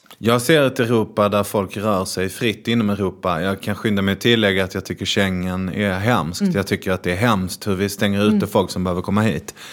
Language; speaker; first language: Swedish; native; Swedish